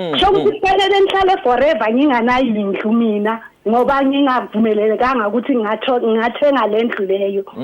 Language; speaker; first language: Zulu; native; Zulu